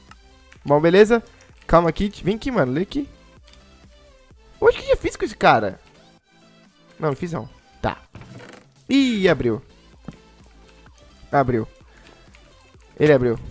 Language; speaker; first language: Portuguese; native; Portuguese